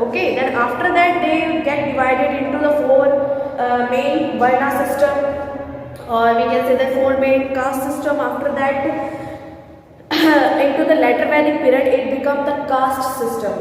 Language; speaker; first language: English; non-native, local second language; Hindi